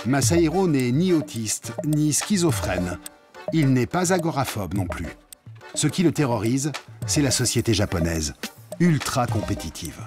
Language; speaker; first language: French; native; French